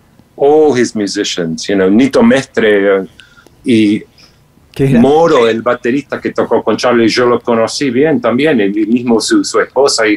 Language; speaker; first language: Spanish; non-native, fluent; English